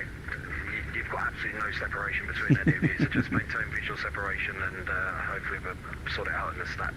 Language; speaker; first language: English; native; English